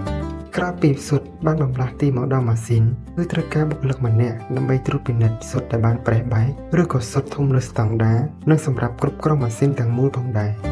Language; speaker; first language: Khmer; native; Khmer